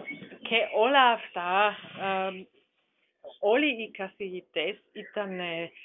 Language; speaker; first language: Greek; non-native, learner; German